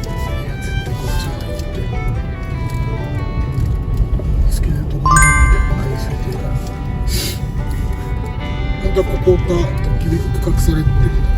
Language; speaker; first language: Japanese; native; Japanese